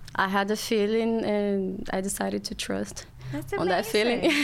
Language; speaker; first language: English; non-native, learner; Portuguese